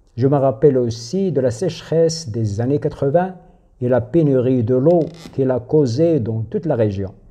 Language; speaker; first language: French; non-native, local second language; Arabic